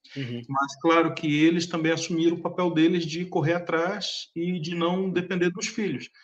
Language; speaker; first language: Portuguese; early bilingual, heritage; Portuguese